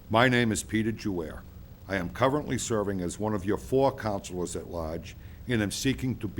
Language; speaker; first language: English; native; English